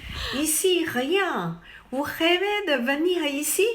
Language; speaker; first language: French; non-native, learner; Chinese